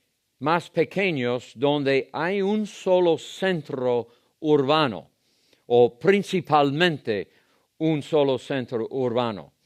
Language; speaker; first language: Spanish; non-native, fluent; English